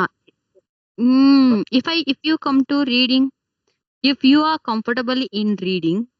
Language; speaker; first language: English; non-native, learner; Kannada